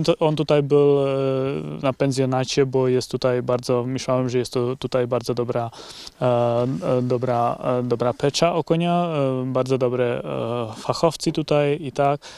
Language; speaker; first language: Polish; non-native, learner; Czech